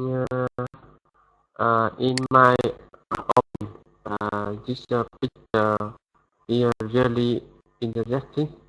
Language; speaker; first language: English; non-native, learner; Vietnamese